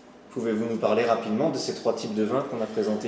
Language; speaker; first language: French; native; French